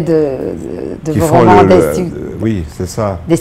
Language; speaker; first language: French; non-native, local second language; Arabic